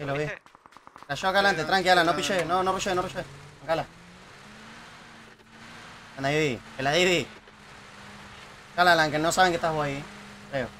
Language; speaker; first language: Spanish; native; Spanish